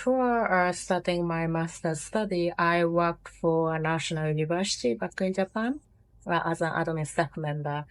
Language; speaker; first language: English; non-native, fluent; Japanese